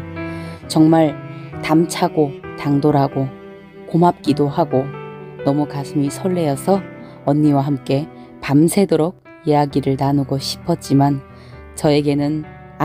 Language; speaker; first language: Korean; native; Korean